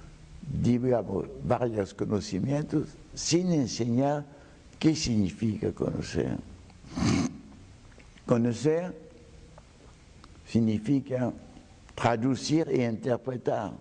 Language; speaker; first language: Spanish; non-native, fluent; French